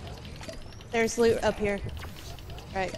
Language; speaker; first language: English; native; English